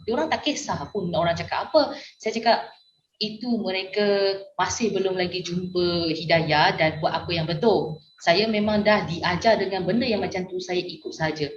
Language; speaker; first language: Malay; non-native, local second language; Min Nan Chinese